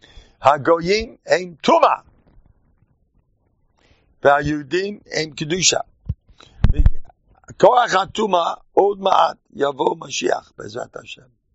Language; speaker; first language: Hebrew; non-native, fluent; English